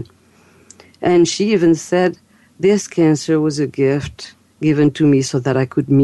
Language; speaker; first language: English; non-native, fluent; French